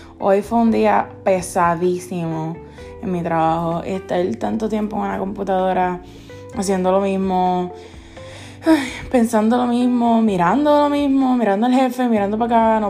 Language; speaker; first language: Spanish; early bilingual, heritage; Spanish